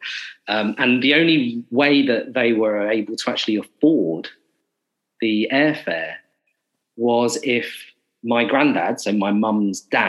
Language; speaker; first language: English; native; English